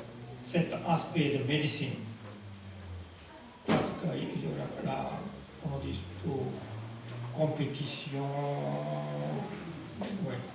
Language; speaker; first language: French; non-native, fluent; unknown